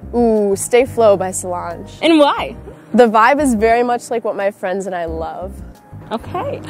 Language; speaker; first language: English; native; English